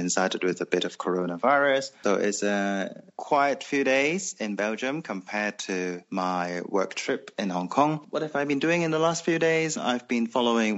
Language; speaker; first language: English; non-native, local second language; Cantonese